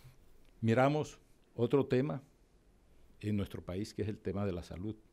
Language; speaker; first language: Spanish; native; Spanish